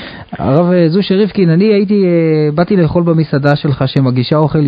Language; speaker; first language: Hebrew; native; Hebrew